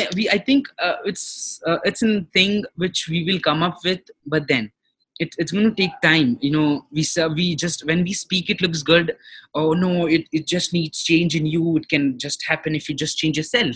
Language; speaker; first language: English; non-native, local second language; Marwari